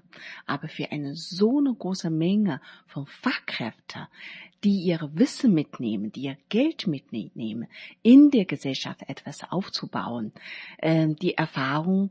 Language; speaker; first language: German; non-native, learner; Chinese